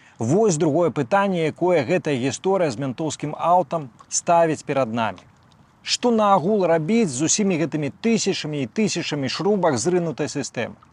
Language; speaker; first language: Belarusian; native; Belarusian